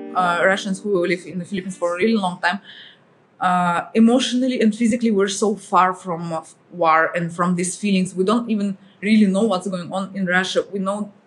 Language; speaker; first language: English; non-native, fluent; Russian